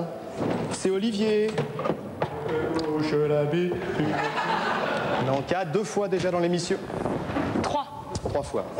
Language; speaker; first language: French; native; French